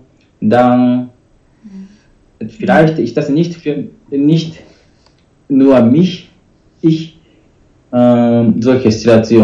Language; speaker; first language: German; non-native, learner; Japanese